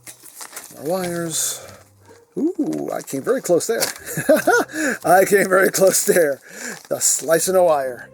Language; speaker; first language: English; native; English